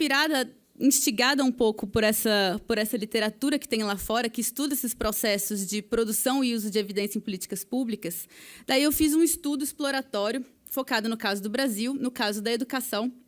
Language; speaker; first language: Portuguese; native; Portuguese